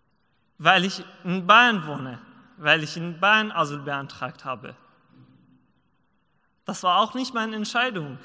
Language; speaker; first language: German; non-native, learner; Persian